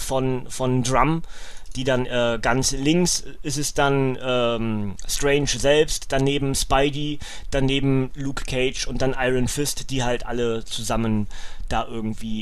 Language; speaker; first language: German; native; German